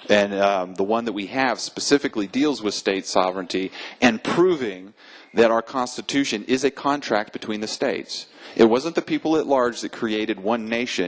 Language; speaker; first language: English; native; English